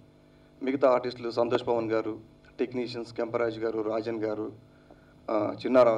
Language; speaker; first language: Telugu; native; Telugu